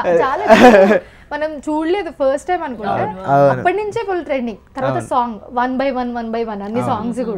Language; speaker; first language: Telugu; native; Telugu